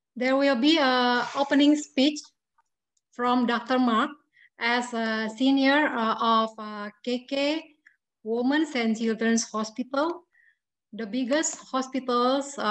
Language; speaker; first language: English; non-native, fluent; Indonesian